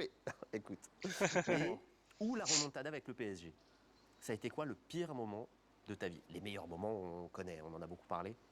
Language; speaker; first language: French; native; French